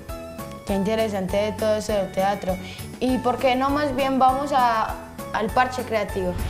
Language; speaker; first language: Spanish; native; Spanish